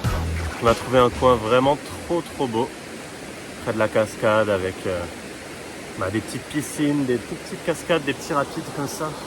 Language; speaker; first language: French; native; French